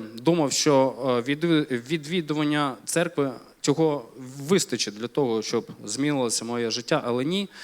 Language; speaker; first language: Ukrainian; non-native, local second language; Russian